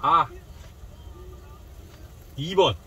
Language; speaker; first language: Korean; native; Korean